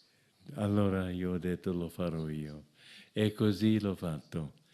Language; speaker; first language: Italian; non-native, fluent; English